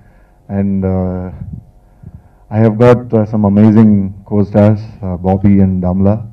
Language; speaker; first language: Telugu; non-native, learner; Tamil